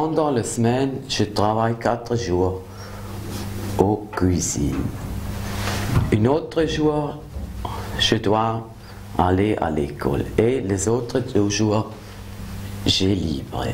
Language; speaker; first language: French; non-native, local second language; German